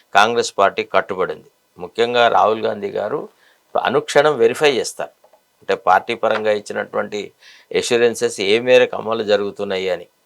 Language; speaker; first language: Telugu; native; Telugu